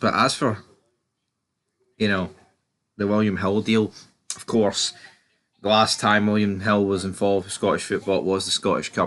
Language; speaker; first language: English; native; English